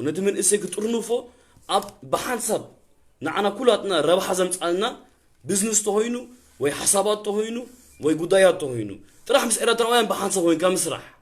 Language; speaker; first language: Tigrinya; early bilingual, heritage; Tigrinya